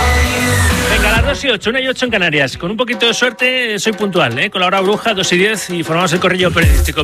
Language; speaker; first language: Spanish; native; Spanish